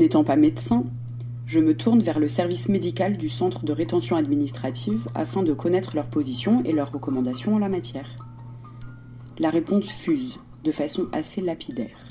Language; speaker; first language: French; native; French